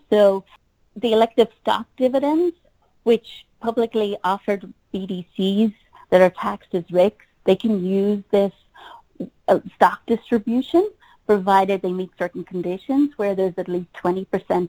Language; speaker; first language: English; native; English